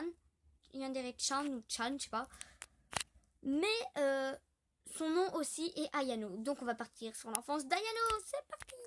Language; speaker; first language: French; native; French